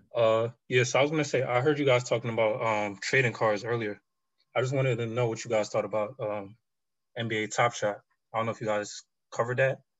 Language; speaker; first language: English; native; English